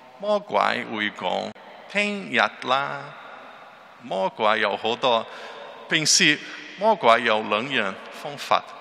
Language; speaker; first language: Chinese; non-native, learner; Portuguese